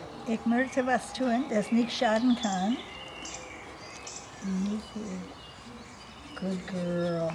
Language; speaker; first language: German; non-native, learner; English